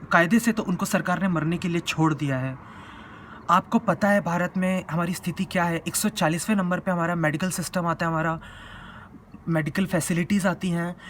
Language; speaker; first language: Hindi; native; Hindi